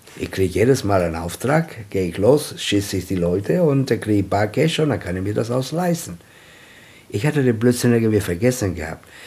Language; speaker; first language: German; non-native, fluent; Italian